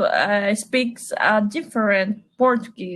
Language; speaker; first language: English; non-native, learner; Portuguese